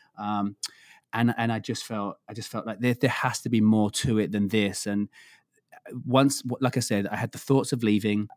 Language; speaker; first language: English; native; English